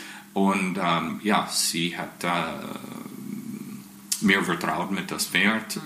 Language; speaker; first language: German; non-native, fluent; English